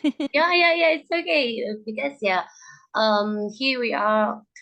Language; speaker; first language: English; non-native, learner; Indonesian